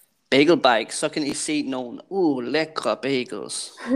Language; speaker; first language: Danish; native; Danish